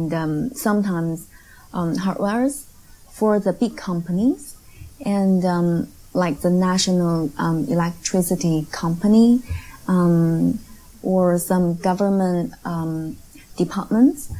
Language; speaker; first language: English; non-native, fluent; Chinese